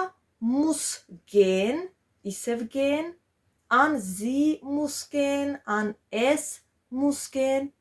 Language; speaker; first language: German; non-native, fluent; Georgian